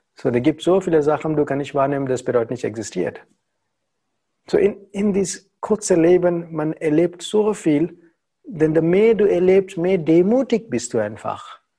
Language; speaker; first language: German; non-native, learner; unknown